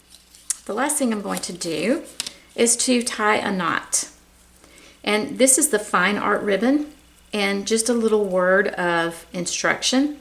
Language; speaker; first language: English; native; English